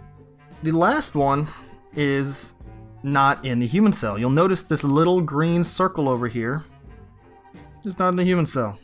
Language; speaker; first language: English; native; English